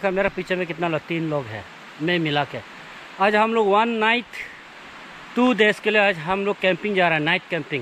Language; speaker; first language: Hindi; non-native, local second language; Nyishi